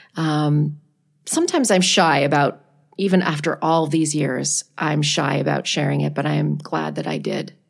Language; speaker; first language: English; native; English